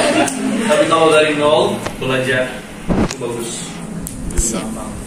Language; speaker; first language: Indonesian; non-native, fluent; Turkish